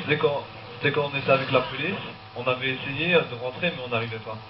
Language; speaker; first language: French; native; French